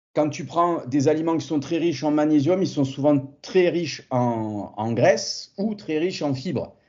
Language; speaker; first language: French; native; French